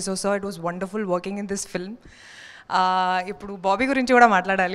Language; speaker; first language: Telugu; non-native, fluent; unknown